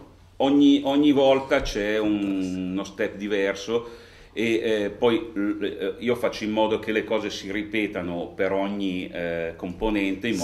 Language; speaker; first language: Italian; native; Italian